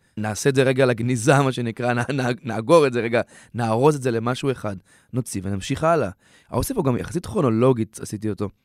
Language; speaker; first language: Hebrew; native; Hebrew